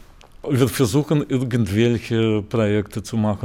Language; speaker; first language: German; non-native, fluent; Russian